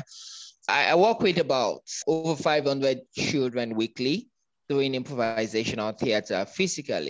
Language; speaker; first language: English; non-native, local second language; Yoruba